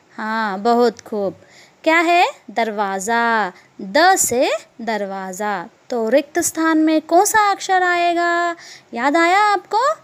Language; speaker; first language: Hindi; non-native, local second language; Telugu